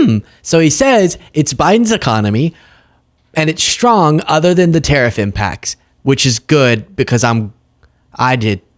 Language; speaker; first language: English; native; English